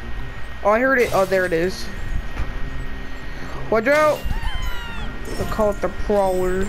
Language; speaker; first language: English; native; English